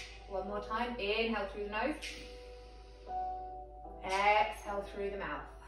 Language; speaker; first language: English; native; English